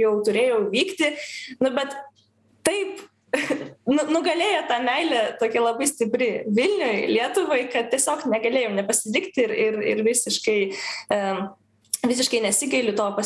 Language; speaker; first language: Lithuanian; non-native, local second language; Polish